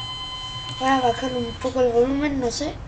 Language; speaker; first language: Spanish; native; Spanish